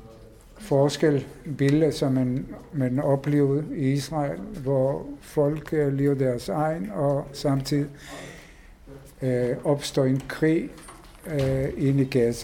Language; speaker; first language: Danish; non-native, fluent; Hebrew